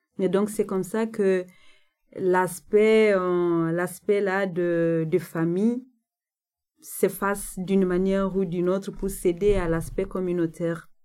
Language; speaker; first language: French; non-native, local second language; Nande